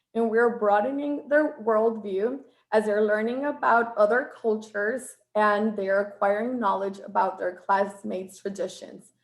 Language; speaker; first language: English; non-native, fluent; Spanish